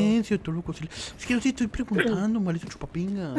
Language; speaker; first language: Spanish; native; Spanish